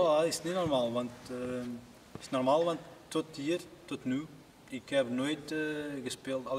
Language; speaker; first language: Dutch; non-native, learner; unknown